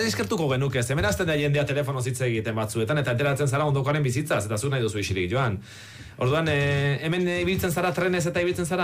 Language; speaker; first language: Basque; native; Basque